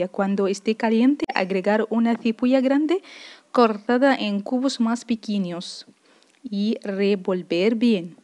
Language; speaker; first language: Spanish; non-native, fluent; Arabic